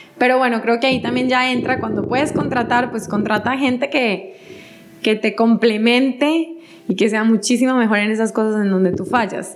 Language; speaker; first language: Spanish; native; Spanish